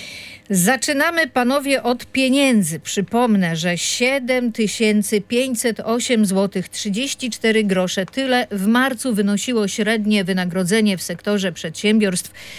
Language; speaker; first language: Polish; native; Polish